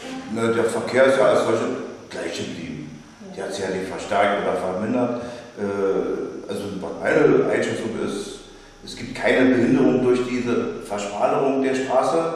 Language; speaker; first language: German; native; German